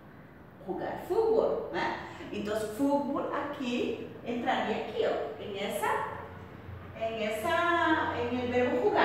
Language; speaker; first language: Spanish; non-native, fluent; Portuguese